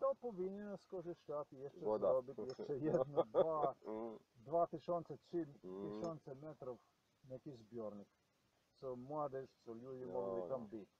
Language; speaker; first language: Polish; non-native, learner; Croatian